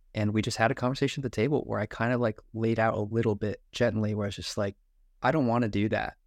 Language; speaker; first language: English; native; English